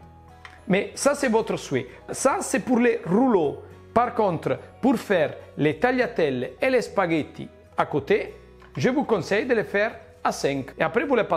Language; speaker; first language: French; non-native, fluent; Italian